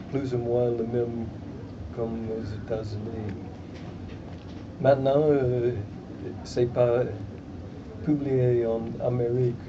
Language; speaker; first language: French; non-native, fluent; English